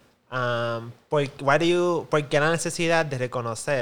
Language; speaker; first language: Spanish; early bilingual, heritage; Spanish